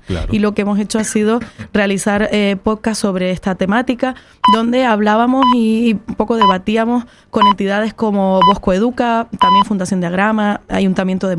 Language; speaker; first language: Spanish; native; Spanish